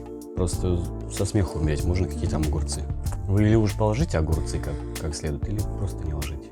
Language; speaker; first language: Russian; native; Russian